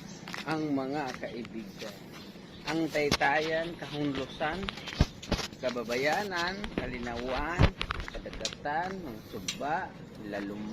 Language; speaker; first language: Filipino; non-native, local second language; Cebuano